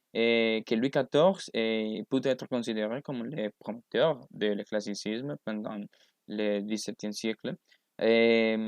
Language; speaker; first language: French; non-native, learner; Spanish